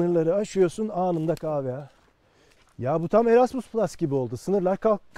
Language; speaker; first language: Turkish; native; Turkish